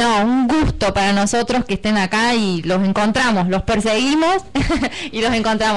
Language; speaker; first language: Spanish; native; Spanish